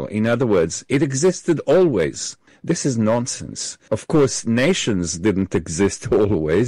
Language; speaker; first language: English; non-native, fluent; Hebrew